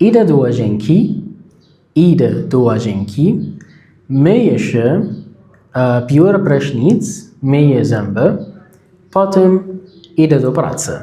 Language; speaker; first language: Polish; non-native, learner; Arabic